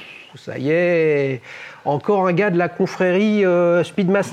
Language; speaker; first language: French; native; French